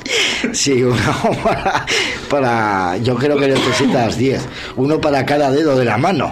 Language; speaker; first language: Spanish; native; Spanish